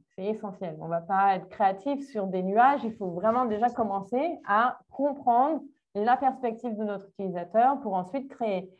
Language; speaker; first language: French; native; French